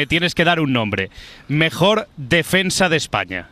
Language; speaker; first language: Spanish; native; Spanish